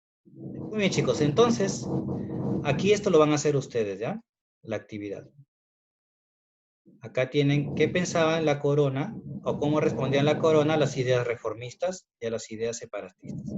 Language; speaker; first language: Spanish; native; Spanish